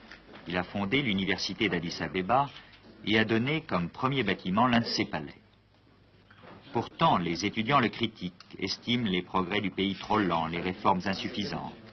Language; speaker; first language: French; native; French